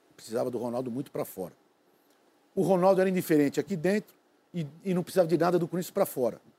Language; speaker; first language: Portuguese; native; Portuguese